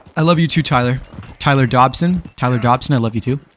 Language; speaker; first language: English; native; English